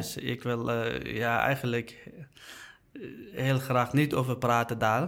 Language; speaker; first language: Dutch; non-native, learner; Uyghur